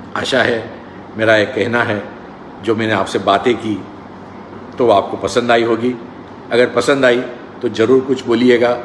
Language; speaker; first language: Hindi; non-native, local second language; Marathi